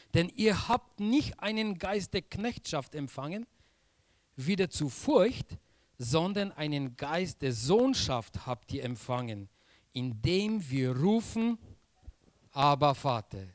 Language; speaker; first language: German; non-native, fluent; Polish